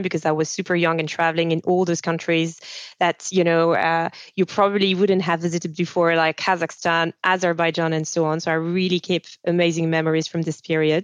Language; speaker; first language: English; non-native, fluent; French